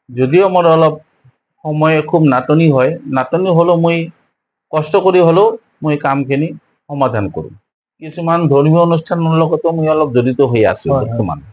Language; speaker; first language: Assamese; non-native, local second language; Bangla